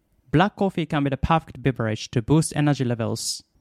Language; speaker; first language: English; non-native, fluent; Japanese